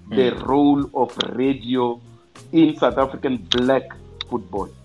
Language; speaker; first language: English; non-native, local second language; Venda